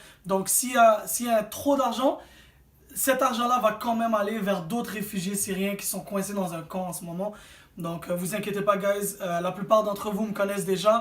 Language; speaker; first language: French; native; French